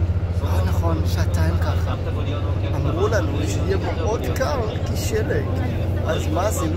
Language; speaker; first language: Hebrew; non-native, fluent; Japanese